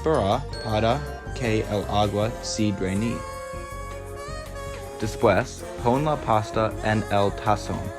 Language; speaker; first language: Spanish; non-native, learner; English